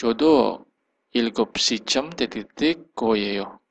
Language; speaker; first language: Korean; non-native, fluent; Indonesian